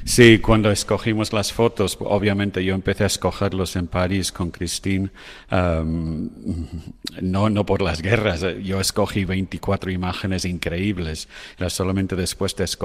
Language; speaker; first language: Spanish; non-native, fluent; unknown